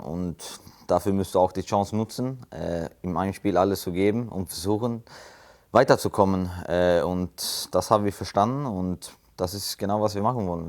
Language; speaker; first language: German; non-native, fluent; Swedish